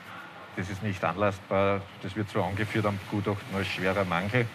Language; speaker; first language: German; native; German